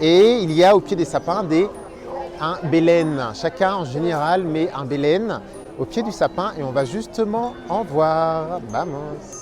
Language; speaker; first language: French; native; French